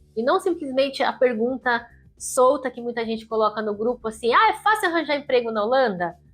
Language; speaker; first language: Portuguese; native; Portuguese